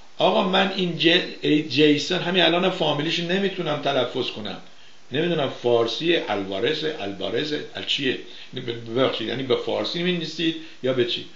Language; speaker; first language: Persian; native; Persian